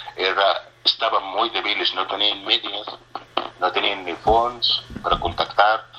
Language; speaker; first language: Spanish; non-native, fluent; Arabic